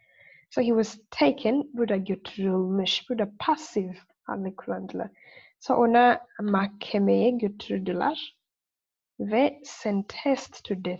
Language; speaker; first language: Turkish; non-native, fluent; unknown